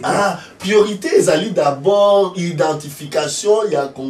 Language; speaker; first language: French; non-native, local second language; Lingala